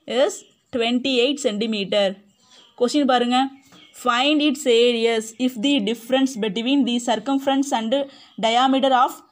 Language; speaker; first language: English; non-native, local second language; Tamil